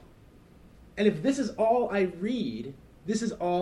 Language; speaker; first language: English; native; English